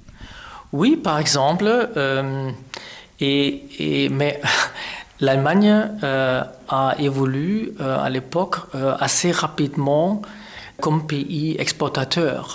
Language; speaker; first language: French; non-native, fluent; German